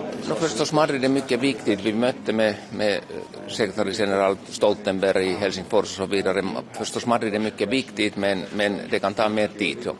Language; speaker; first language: Swedish; non-native, local second language; Finnish